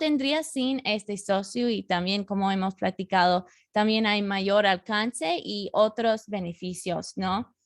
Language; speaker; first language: Spanish; non-native, fluent; English